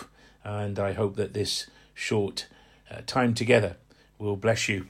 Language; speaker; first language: English; native; English